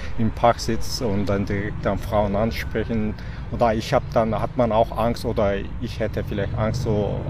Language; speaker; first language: German; non-native, learner; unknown